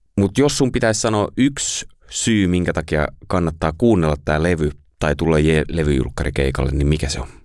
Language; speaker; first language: Finnish; native; Finnish